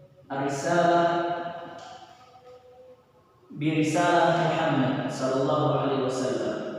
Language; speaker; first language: Arabic; non-native, fluent; Indonesian